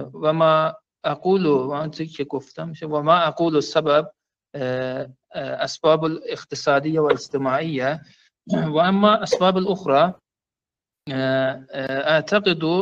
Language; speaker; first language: Arabic; non-native, learner; Persian